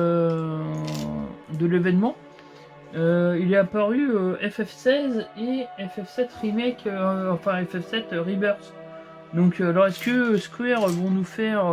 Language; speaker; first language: French; native; French